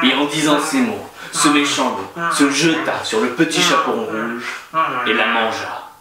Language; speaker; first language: French; native; French